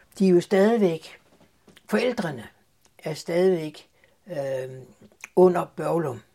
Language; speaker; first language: Danish; native; Danish